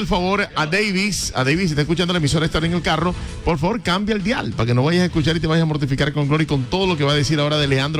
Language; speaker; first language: Spanish; native; Spanish